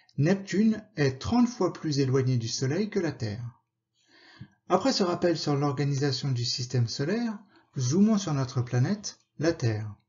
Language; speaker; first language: French; native; French